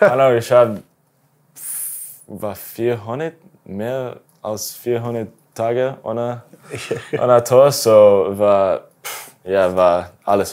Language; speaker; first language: German; non-native, learner; English